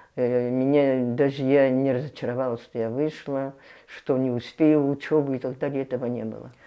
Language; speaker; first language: Russian; non-native, local second language; Abkhazian